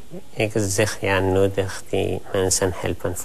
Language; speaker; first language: Dutch; non-native, learner; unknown